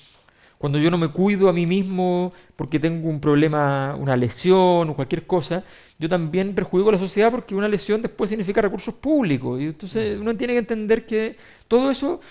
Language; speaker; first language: Spanish; native; Spanish